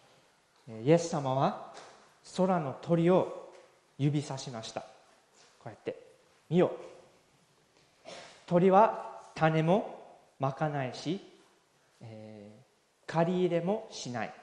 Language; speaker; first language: Japanese; non-native, fluent; English